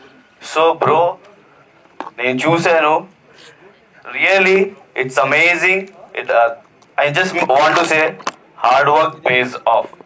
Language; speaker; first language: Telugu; non-native, learner; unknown